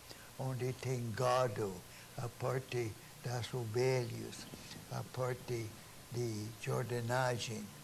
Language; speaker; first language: Portuguese; non-native, fluent; English